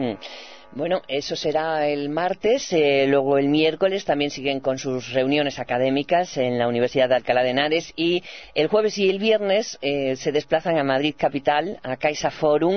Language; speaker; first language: Spanish; native; Spanish